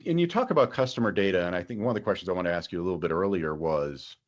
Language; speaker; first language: English; native; English